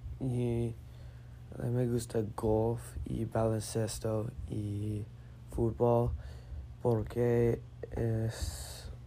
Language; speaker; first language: Spanish; non-native, learner; English